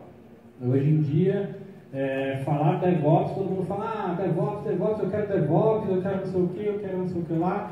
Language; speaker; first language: Portuguese; native; Portuguese